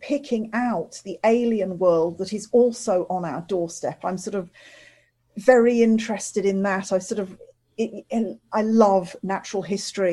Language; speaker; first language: English; native; English